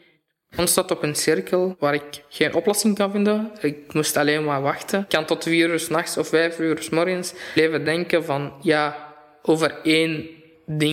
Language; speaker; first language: Dutch; non-native, fluent; Arabic